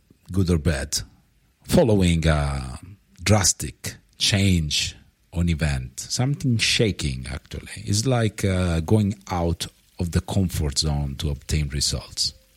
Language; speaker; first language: English; non-native, fluent; Italian